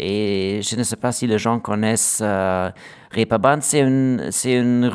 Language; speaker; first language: French; non-native, learner; German